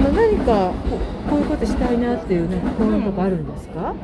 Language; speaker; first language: Japanese; native; Japanese